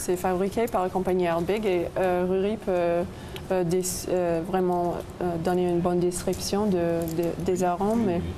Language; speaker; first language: French; non-native, local second language; English